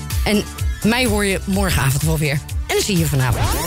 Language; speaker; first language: Dutch; native; Dutch